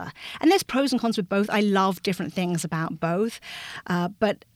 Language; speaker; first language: English; native; English